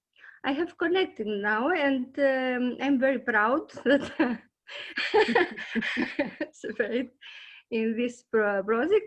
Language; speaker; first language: English; non-native, learner; Greek